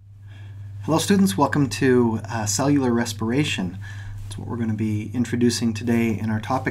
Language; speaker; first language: English; native; English